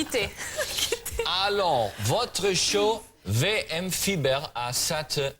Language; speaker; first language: French; non-native, learner; German